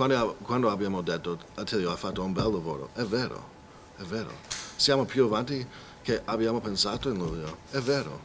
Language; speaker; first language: Italian; non-native, fluent; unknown